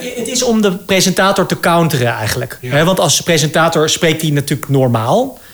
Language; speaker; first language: Dutch; native; Dutch